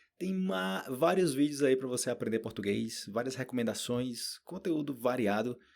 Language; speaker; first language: Portuguese; native; Portuguese